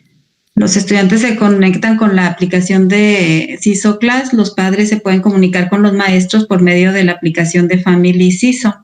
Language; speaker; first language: Spanish; native; Spanish